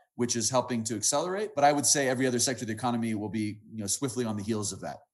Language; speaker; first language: English; native; English